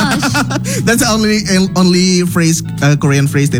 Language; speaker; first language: English; non-native, local second language; Indonesian